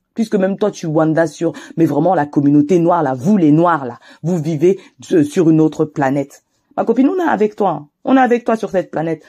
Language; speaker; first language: French; native; French